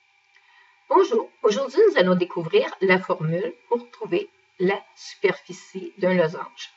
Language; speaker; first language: French; native; French